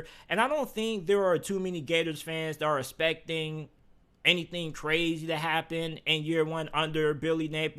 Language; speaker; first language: English; native; English